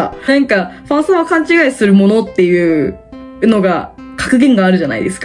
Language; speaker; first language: Japanese; native; Japanese